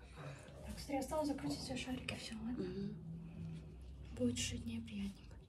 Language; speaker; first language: Russian; native; Russian